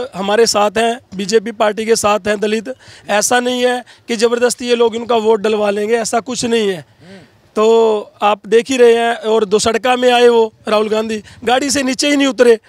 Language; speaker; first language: Hindi; native; Hindi